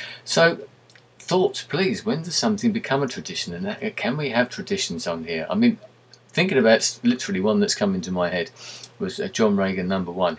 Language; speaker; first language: English; native; English